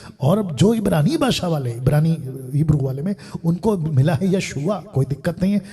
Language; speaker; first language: Hindi; non-native, local second language; Telugu